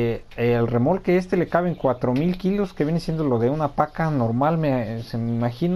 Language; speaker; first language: Spanish; native; Spanish